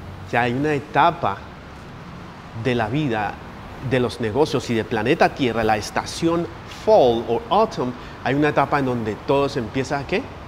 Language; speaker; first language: Spanish; native; Spanish